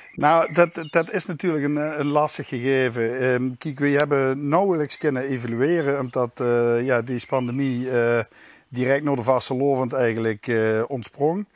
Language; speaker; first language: Dutch; native; Dutch